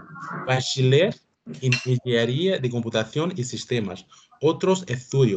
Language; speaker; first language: Spanish; non-native, learner; Portuguese